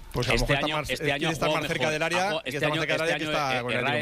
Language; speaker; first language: Spanish; native; Spanish